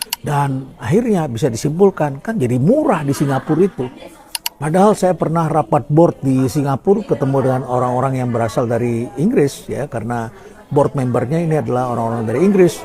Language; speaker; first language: Indonesian; native; Indonesian